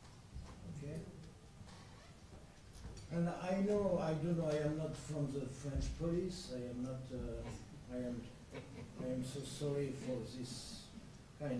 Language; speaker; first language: English; non-native, learner; French